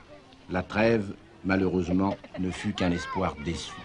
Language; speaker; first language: French; native; French